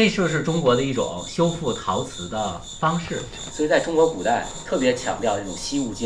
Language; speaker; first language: Chinese; native; Chinese